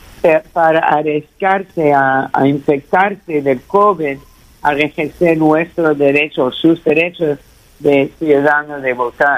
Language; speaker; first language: Spanish; early bilingual, heritage; Spanish